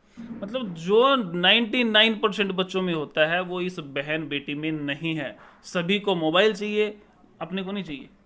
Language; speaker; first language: Hindi; native; Hindi